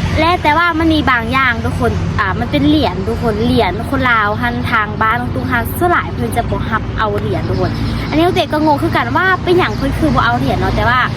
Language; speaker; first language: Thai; non-native, learner; Lao